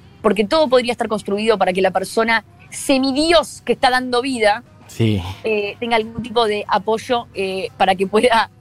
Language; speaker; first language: Spanish; native; Spanish